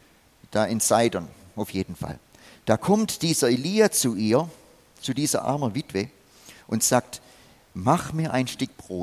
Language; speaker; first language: German; non-native, fluent; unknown